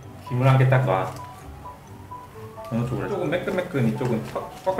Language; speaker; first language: Korean; native; Korean